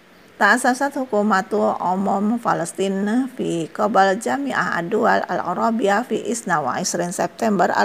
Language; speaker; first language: Arabic; non-native, fluent; Indonesian